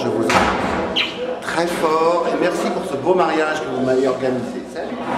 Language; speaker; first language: French; native; French